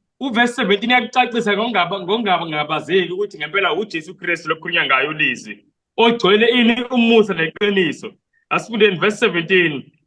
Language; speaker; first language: Zulu; non-native, local second language; Xhosa